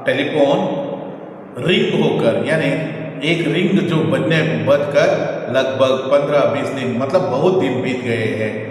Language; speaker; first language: Hindi; non-native, local second language; Kannada